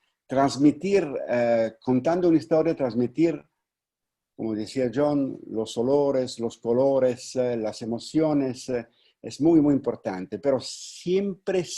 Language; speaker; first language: Spanish; non-native, fluent; Italian